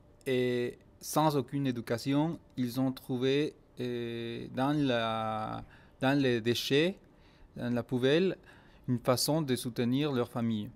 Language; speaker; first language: French; non-native, fluent; Spanish